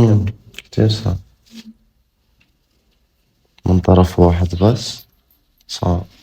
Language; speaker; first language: Arabic; non-native, learner; Amharic